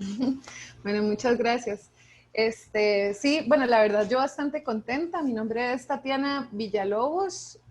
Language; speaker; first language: Spanish; native; Spanish